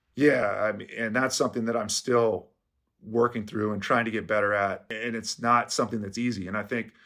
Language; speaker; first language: English; native; English